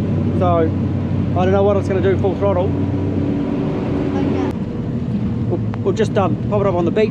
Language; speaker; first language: English; native; English